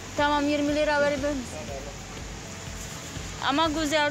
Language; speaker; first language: Turkish; non-native, learner; Indonesian